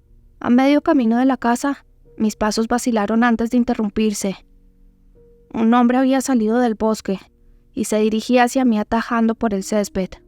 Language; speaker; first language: Spanish; native; Spanish